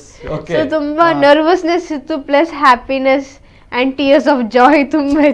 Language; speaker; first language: Kannada; non-native, local second language; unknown